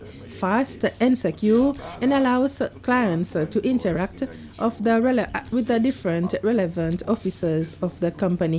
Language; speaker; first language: English; non-native, local second language; Seselwa Creole French